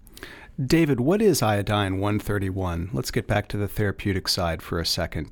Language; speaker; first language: English; native; English